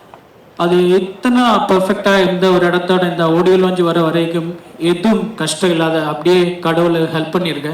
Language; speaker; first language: Tamil; non-native, learner; Malayalam